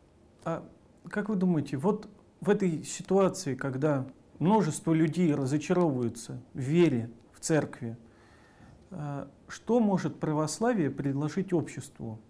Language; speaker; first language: Russian; native; Russian